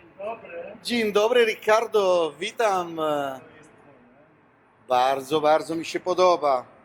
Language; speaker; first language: Polish; non-native, learner; Italian